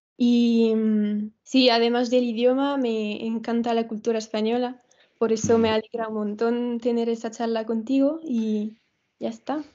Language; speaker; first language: Spanish; non-native, fluent; French